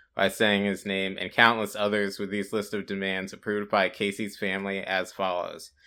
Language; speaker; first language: English; native; English